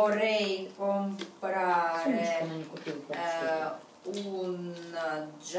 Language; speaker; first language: Italian; non-native, learner; Russian